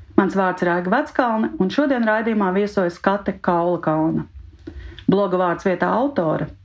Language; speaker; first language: Latvian; native; Latvian